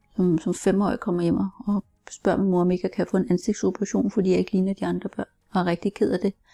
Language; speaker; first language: Danish; native; Danish